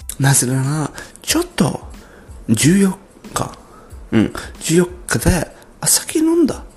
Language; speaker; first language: Japanese; non-native, learner; English